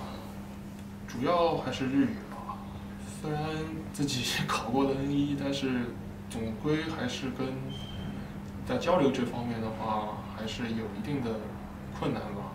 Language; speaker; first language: Chinese; native; Chinese